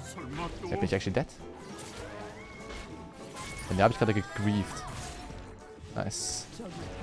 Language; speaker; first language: German; native; German